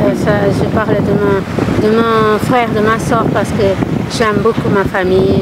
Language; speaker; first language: French; non-native, learner; Kabuverdianu